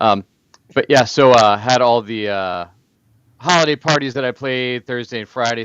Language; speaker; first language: English; native; English